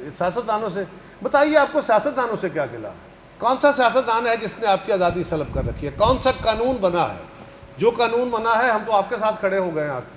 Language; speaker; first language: Urdu; non-native, local second language; Punjabi